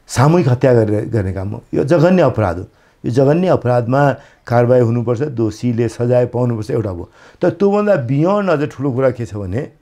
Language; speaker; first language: Nepali; native; Nepali